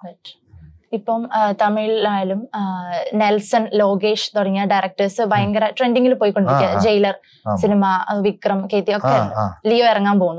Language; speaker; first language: Tamil; non-native, learner; Malayalam